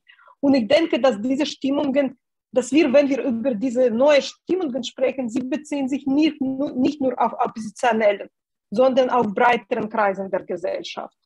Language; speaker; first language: German; non-native, fluent; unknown